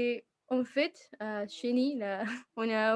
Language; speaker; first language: French; non-native, fluent; Spanish